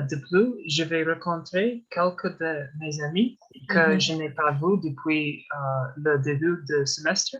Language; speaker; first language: French; non-native, learner; English